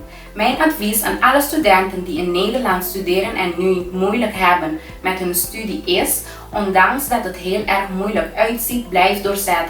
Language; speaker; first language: Dutch; non-native, local second language; Papiamento